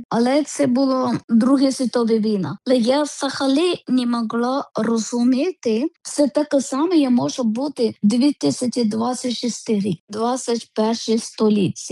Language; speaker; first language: Ukrainian; non-native, learner; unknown